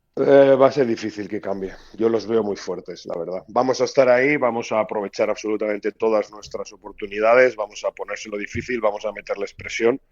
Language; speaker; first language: Spanish; native; Spanish